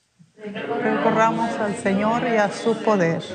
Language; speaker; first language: Spanish; native; Spanish